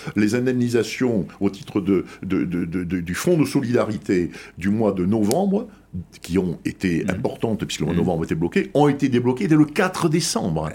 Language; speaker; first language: French; native; French